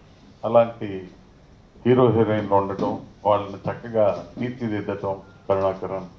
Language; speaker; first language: Telugu; native; Telugu